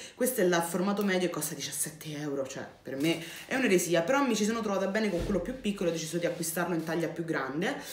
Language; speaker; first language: Italian; native; Italian